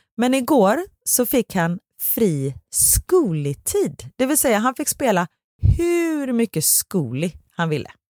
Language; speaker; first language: Swedish; native; Swedish